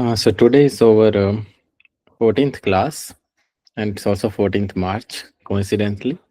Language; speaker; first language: English; non-native, local second language; Punjabi